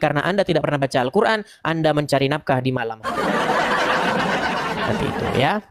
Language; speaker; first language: Indonesian; native; Indonesian